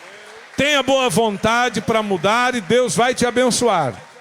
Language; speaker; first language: Portuguese; native; Portuguese